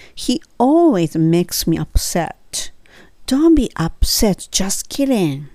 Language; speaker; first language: English; non-native, fluent; Japanese